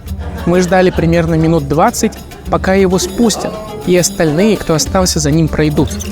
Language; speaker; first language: Russian; native; Russian